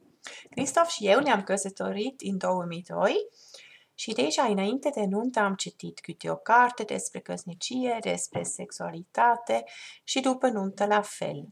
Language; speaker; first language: Romanian; non-native, fluent; German